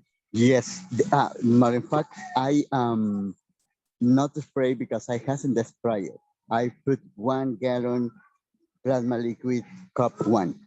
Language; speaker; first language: English; non-native, learner; Spanish